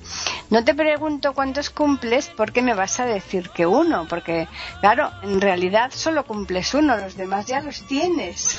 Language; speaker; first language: Spanish; native; Spanish